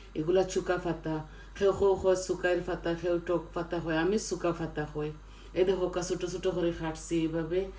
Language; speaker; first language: Bangla; native; Bangla